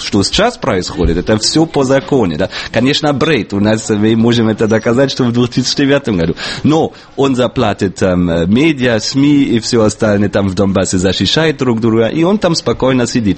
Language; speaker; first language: Russian; non-native, fluent; German